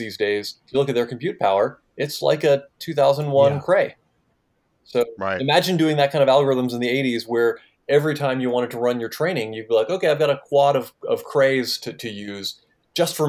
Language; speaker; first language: English; native; English